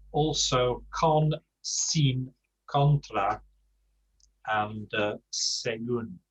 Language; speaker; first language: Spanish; non-native, learner; English